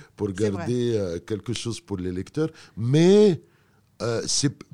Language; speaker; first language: French; non-native, fluent; Arabic